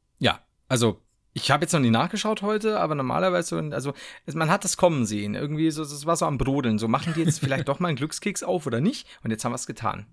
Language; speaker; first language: German; native; German